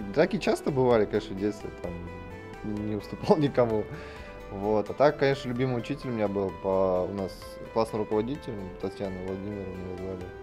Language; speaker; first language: Russian; native; Russian